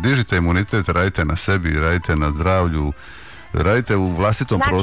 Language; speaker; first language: Croatian; native; Croatian